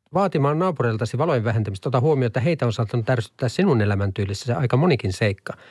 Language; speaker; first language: Finnish; native; Finnish